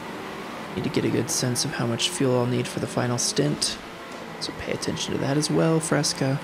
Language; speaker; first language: English; native; English